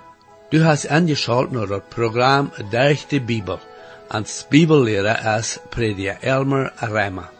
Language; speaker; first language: German; non-native, learner; Low German